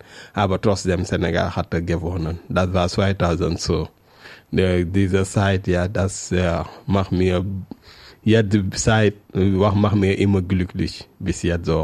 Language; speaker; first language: German; non-native, learner; French